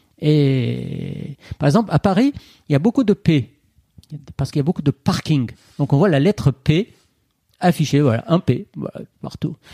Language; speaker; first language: French; non-native, fluent; Persian